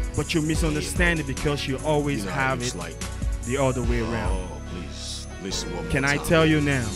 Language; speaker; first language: English; non-native, local second language; Yoruba